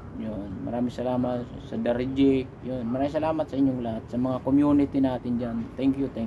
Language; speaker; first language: Filipino; non-native, local second language; Bikol